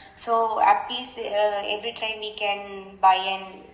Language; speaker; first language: English; non-native, learner; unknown